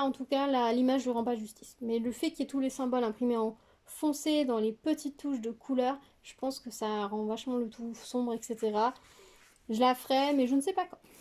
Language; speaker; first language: French; native; French